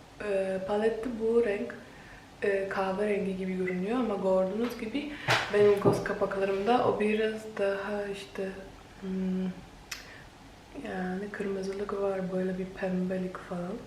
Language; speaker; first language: Turkish; non-native, fluent; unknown